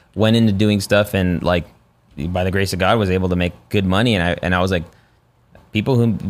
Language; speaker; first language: English; early bilingual, other home language; Filipino